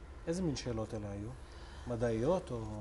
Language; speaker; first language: Hebrew; native; Hebrew